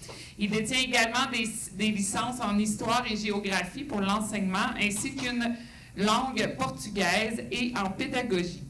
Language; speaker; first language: French; native; French